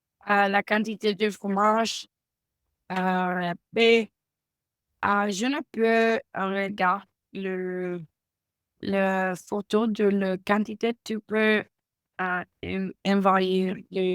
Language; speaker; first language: French; non-native, learner; Spanish